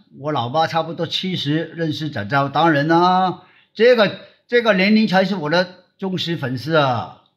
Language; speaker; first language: Chinese; non-native, local second language; Cantonese